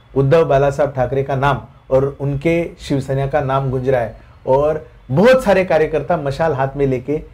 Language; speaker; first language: Hindi; non-native, local second language; Marathi